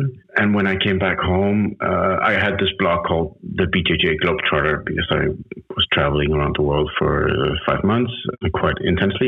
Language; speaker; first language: English; non-native, fluent; Danish